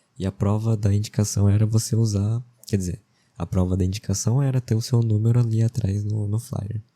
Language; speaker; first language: Portuguese; early bilingual, other home language; Japanese